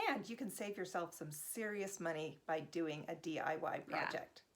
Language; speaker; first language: English; native; English